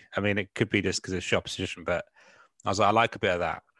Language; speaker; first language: English; native; English